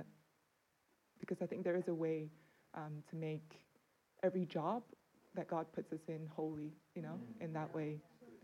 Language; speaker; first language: English; non-native, local second language; Cantonese